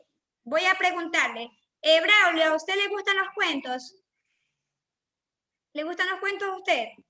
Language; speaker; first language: Spanish; native; Spanish